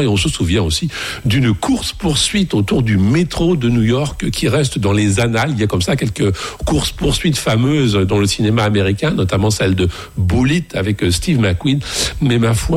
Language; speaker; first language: French; native; French